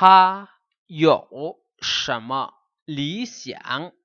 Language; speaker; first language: Chinese; non-native, fluent; Lao